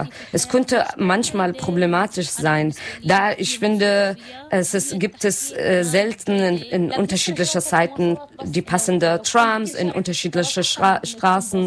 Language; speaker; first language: German; non-native, learner; Arabic